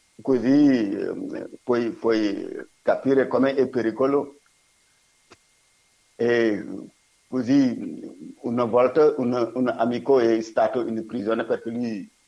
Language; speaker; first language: Italian; non-native, learner; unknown